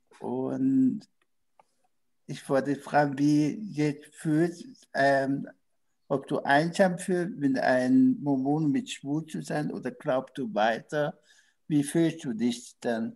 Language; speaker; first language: German; non-native, learner; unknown